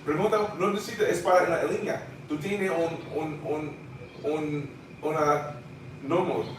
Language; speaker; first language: Spanish; non-native, learner; English